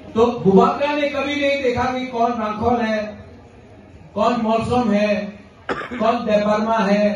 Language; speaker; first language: Hindi; non-native, local second language; Kok Borok